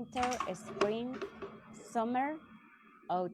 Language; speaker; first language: English; non-native, learner; Spanish